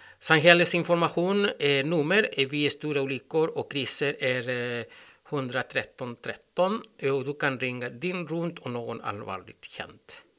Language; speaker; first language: Swedish; non-native, learner; Spanish